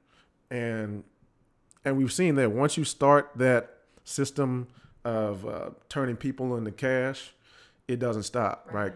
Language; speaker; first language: English; native; English